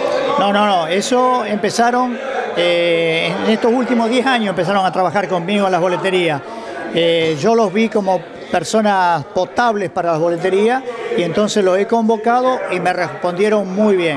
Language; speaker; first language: Spanish; native; Spanish